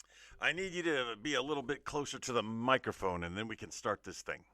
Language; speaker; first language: English; native; English